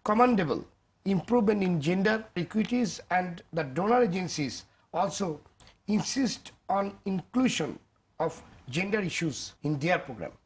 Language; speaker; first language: English; non-native, local second language; Bangla